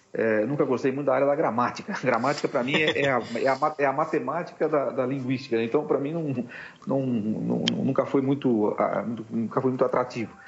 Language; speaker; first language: Portuguese; native; Portuguese